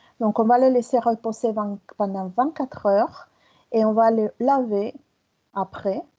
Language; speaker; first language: French; non-native, fluent; Spanish